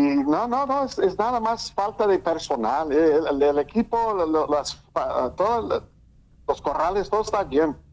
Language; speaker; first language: Spanish; early bilingual, heritage; English